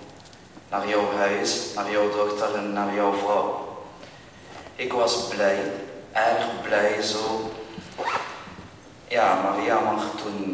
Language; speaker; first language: Dutch; non-native, learner; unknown